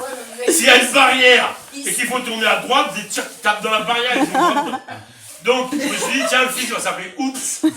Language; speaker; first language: French; native; French